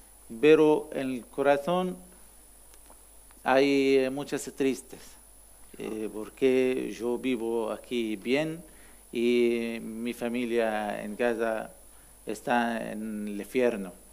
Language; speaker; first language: Spanish; non-native, learner; Arabic